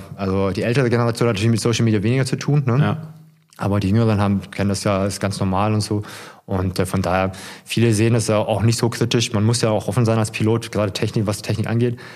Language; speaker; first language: German; early bilingual, other home language; Korean